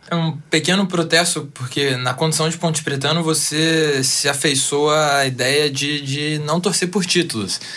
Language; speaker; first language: Portuguese; native; Portuguese